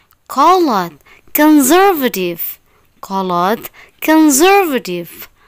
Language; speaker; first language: English; non-native, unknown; Indonesian